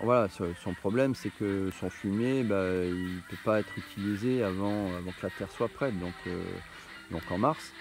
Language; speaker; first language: French; native; French